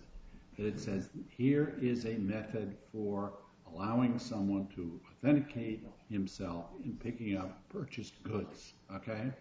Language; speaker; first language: English; native; English